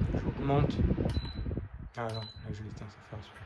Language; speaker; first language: French; native; French